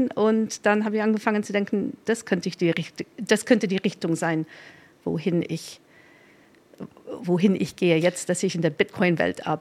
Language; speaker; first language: German; non-native, fluent; English